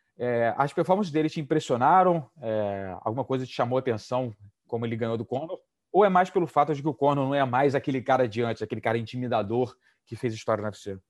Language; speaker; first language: Portuguese; native; Portuguese